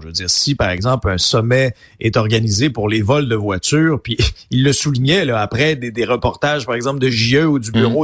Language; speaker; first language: French; native; French